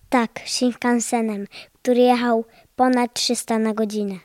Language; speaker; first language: Polish; early bilingual, heritage; Polish